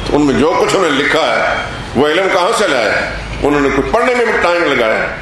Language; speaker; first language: Urdu; native; Urdu